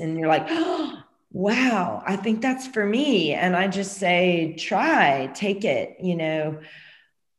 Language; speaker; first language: English; native; English